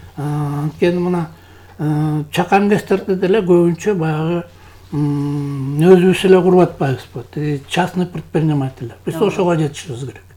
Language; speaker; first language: Kyrgyz; native; Kyrgyz